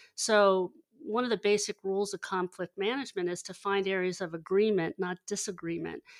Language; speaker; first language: English; native; English